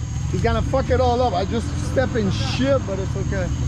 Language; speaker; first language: English; non-native, local second language; French